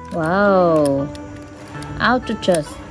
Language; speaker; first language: English; non-native, learner; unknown